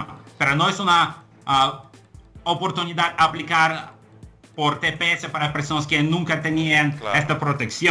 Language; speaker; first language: Spanish; non-native, fluent; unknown